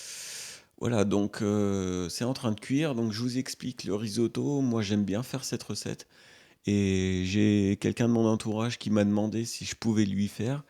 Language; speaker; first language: French; native; French